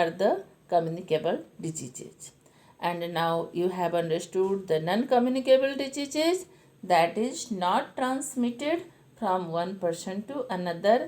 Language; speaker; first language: English; non-native, local second language; Hindi